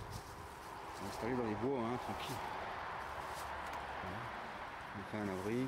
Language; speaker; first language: French; native; French